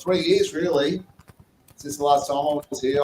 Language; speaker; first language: English; native; English